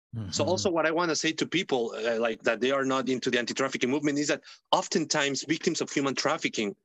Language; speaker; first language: English; non-native, fluent; Spanish